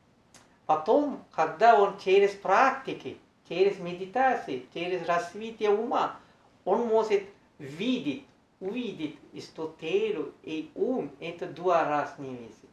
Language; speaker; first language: Russian; non-native, learner; Sinhala